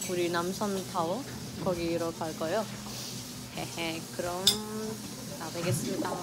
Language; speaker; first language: Korean; non-native, learner; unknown